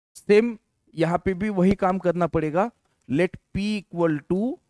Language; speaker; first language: Hindi; non-native, local second language; Marathi